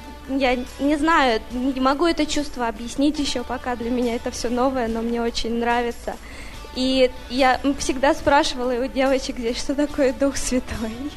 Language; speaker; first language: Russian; early bilingual, other home language; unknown